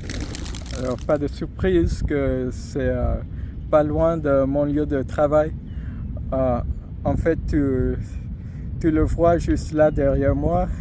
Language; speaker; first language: French; non-native, fluent; English